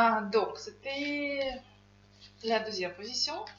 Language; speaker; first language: French; non-native, fluent; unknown